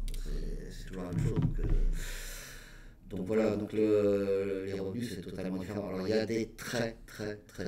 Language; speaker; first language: French; native; French